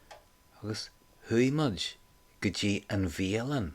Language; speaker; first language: Irish; non-native, local second language; English